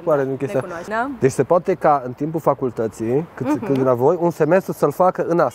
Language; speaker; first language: Romanian; native; Romanian